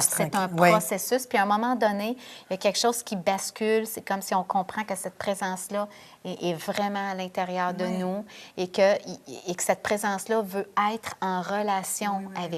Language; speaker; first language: French; native; French